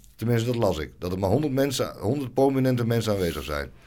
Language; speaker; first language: Dutch; native; Dutch